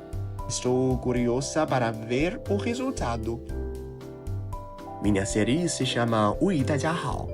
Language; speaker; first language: Portuguese; non-native, learner; Chinese